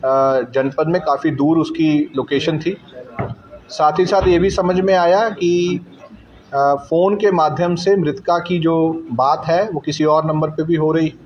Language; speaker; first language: Hindi; native; Hindi